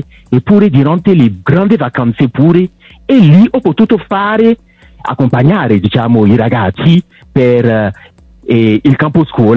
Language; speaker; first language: Italian; non-native, local second language; French